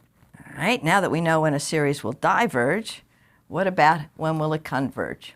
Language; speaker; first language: English; native; English